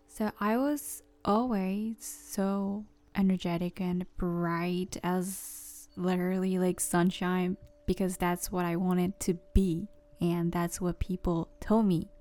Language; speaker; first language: English; non-native, fluent; Japanese